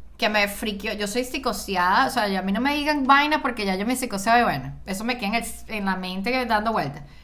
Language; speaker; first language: Spanish; native; Spanish